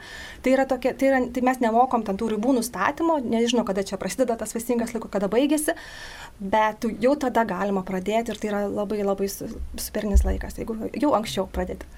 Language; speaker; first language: Lithuanian; native; Lithuanian